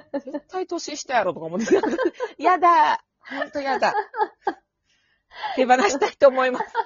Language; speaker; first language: Japanese; native; Japanese